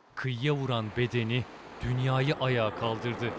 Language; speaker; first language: Turkish; non-native, fluent; Arabic